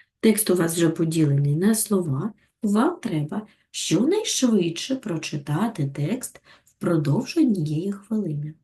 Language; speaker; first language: Ukrainian; native; Ukrainian